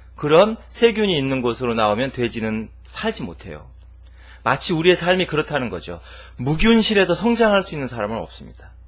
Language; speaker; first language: Korean; native; Korean